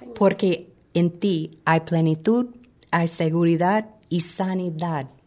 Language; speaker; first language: Spanish; non-native, fluent; English